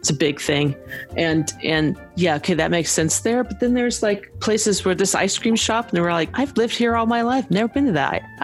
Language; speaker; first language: English; native; English